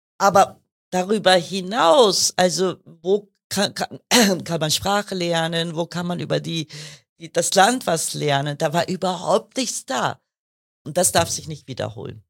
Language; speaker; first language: German; early bilingual, other home language; Kurdish